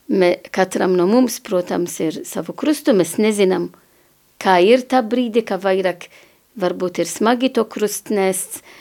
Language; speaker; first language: Latvian; non-native, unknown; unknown